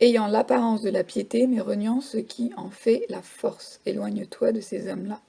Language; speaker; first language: French; native; French